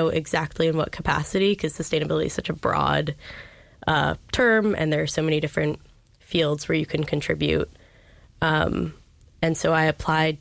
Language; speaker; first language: English; native; English